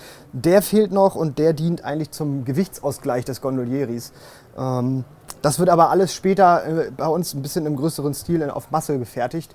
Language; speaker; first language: German; native; German